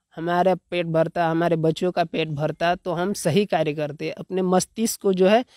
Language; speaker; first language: Hindi; native; Hindi